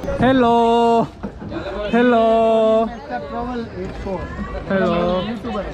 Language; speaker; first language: English; non-native, learner; Korean